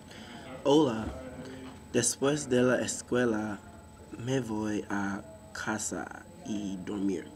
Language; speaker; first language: Spanish; non-native, learner; English